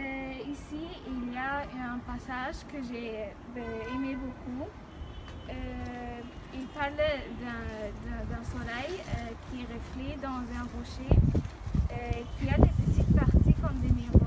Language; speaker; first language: French; non-native, fluent; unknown